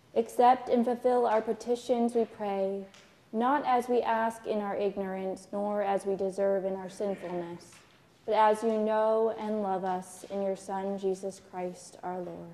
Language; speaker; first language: English; native; English